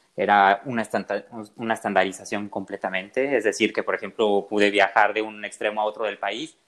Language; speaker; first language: Spanish; native; Spanish